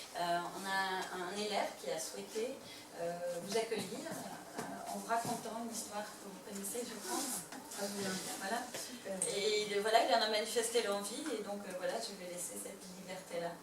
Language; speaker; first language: French; native; French